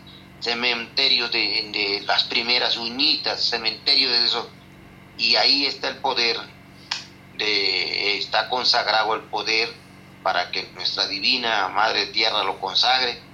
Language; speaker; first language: Spanish; non-native, local second language; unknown